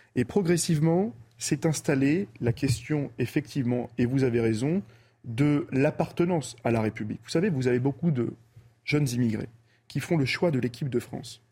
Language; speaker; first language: French; early bilingual, other home language; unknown